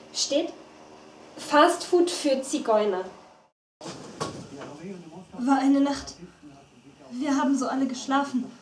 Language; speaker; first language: German; non-native, learner; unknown